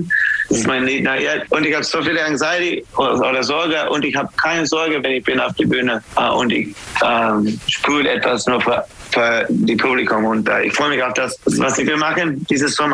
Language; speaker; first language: German; non-native, learner; English